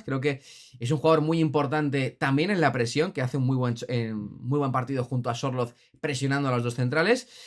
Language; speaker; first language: Spanish; native; Spanish